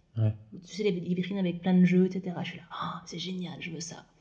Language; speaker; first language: French; native; French